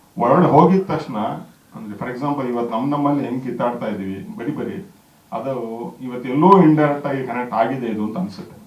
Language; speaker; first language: Kannada; native; Kannada